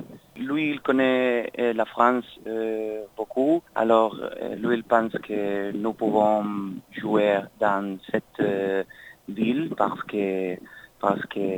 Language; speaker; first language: French; non-native, learner; Spanish